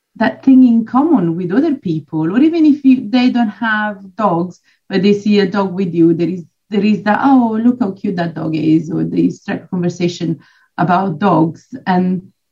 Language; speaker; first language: English; non-native, fluent; Italian